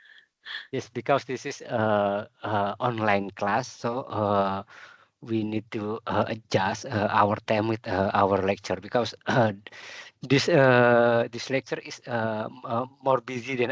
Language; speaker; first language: English; non-native, learner; Indonesian